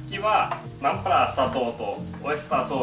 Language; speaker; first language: Japanese; non-native, learner; Thai